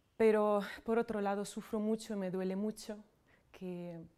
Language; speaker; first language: Spanish; non-native, fluent; Ukrainian